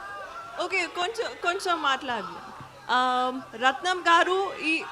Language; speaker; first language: Telugu; non-native, learner; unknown